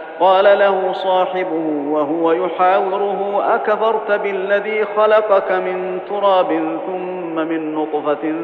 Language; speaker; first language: Arabic; native; Arabic